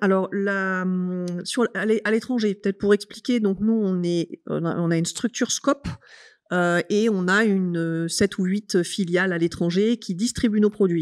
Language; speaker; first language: French; native; French